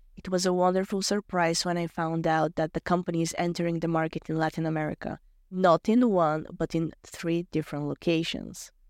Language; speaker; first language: English; non-native, fluent; Bulgarian